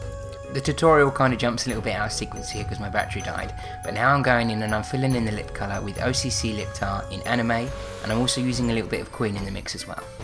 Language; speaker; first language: English; native; English